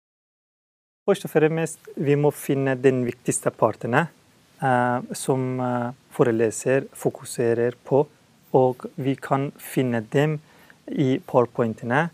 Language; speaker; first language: Norwegian; non-native, learner; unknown